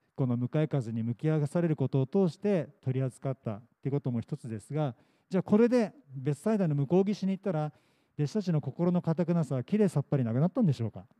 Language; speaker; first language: Japanese; native; Japanese